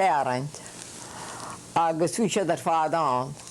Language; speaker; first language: Irish; native; Irish